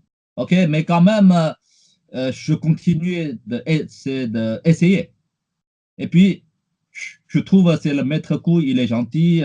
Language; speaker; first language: French; non-native, fluent; Chinese